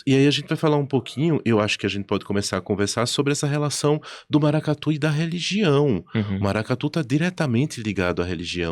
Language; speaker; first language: Portuguese; native; Portuguese